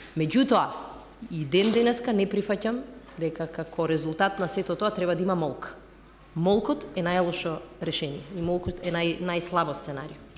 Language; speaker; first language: Macedonian; native; Macedonian